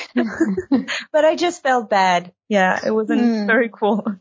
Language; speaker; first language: English; early bilingual, heritage; Chinese